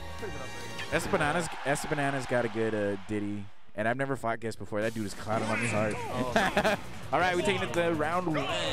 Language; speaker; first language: English; native; English